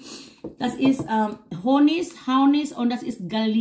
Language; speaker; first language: German; non-native, learner; Filipino